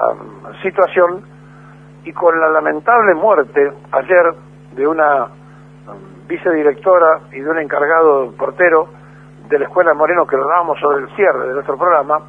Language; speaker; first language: Spanish; native; Spanish